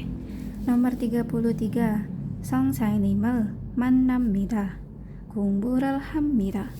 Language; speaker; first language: Korean; non-native, learner; Indonesian